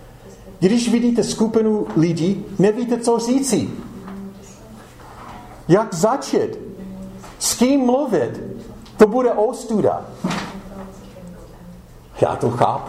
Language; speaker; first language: Czech; non-native, fluent; English